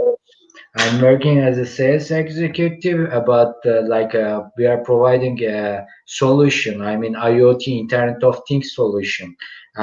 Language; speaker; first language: English; non-native, fluent; Turkish